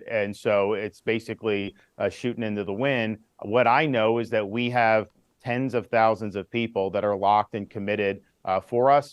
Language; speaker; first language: English; native; English